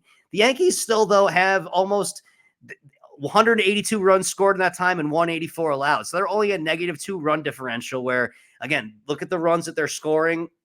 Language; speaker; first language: English; native; English